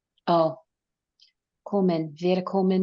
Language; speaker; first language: German; non-native, learner; English